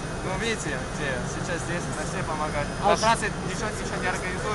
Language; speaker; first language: Russian; early bilingual, heritage; French